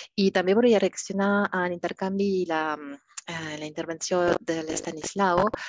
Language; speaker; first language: Catalan; non-native, fluent; French